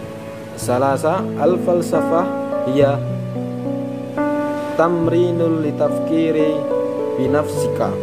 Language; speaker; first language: Arabic; non-native, learner; Indonesian